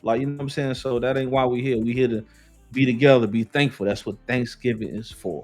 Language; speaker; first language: English; native; English